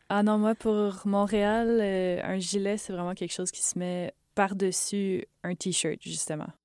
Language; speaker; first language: French; native; French